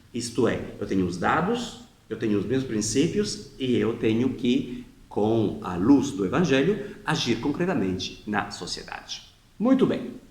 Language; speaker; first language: Portuguese; non-native, fluent; Italian